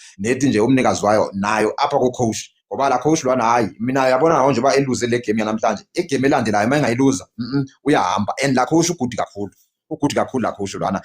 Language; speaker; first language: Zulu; non-native, local second language; Xhosa